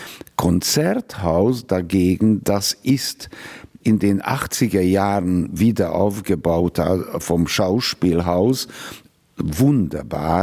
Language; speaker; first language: German; non-native, fluent; Hungarian